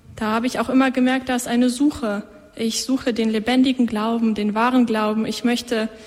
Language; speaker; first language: German; native; German